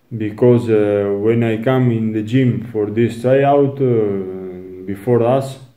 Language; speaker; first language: English; non-native, learner; Italian